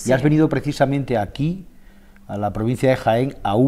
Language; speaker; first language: Spanish; native; Spanish